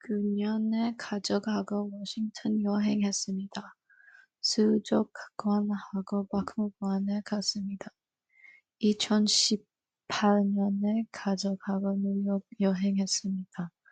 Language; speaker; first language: Korean; early bilingual, heritage; Korean